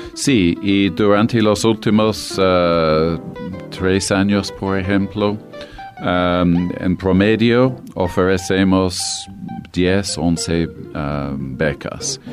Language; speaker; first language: Spanish; non-native, fluent; English